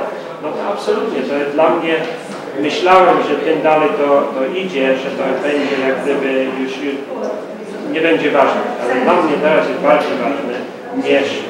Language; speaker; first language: Polish; early bilingual, heritage; Polish